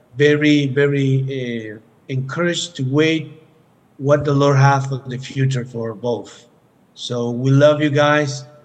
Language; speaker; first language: English; non-native, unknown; Spanish